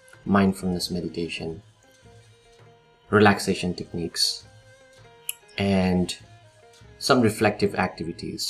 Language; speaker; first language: English; non-native, local second language; Nepali